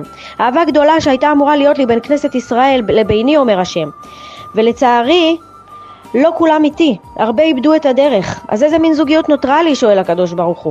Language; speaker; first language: Hebrew; native; Hebrew